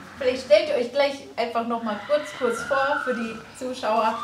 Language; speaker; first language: German; native; German